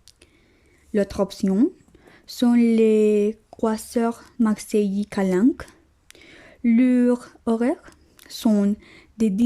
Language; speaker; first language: French; non-native, learner; Spanish